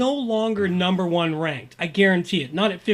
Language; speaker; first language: English; native; English